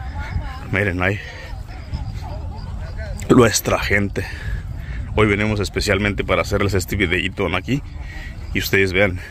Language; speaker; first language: Spanish; native; Spanish